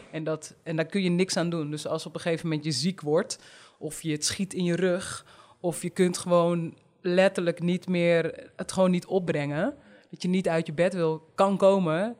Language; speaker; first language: Dutch; native; Dutch